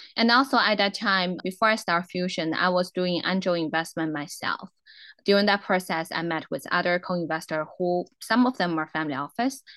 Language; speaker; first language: English; non-native, fluent; Chinese